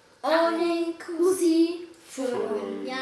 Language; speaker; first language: Igbo; early bilingual, heritage; Igbo